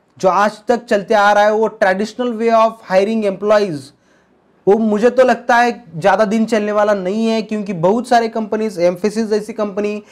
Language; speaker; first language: Hindi; non-native, local second language; Marathi